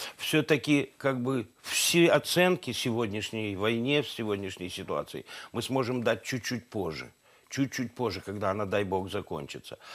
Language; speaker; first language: Russian; native; Russian